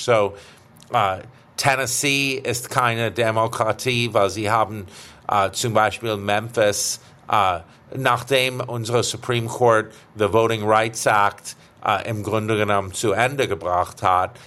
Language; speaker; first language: German; non-native, fluent; English